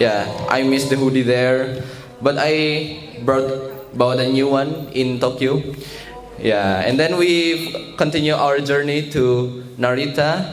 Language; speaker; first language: English; non-native, learner; Indonesian